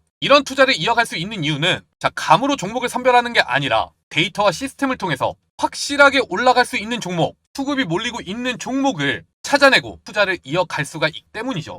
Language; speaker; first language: Korean; native; Korean